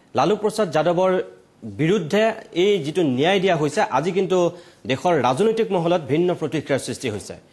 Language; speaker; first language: Assamese; native; Assamese